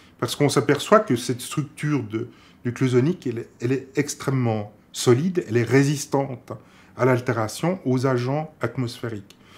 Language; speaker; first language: French; native; French